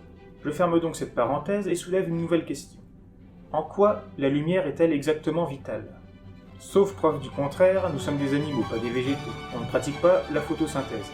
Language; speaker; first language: French; native; French